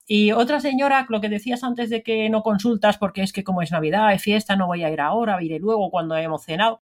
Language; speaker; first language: Spanish; non-native, fluent; Finnish